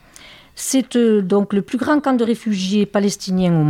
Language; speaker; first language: French; native; French